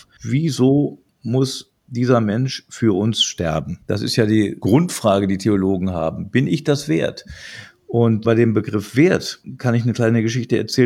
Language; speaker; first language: German; native; German